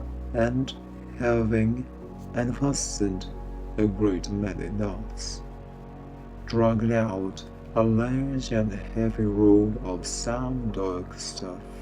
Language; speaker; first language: English; non-native, fluent; Japanese